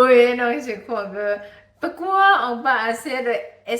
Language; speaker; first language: French; non-native, learner; Thai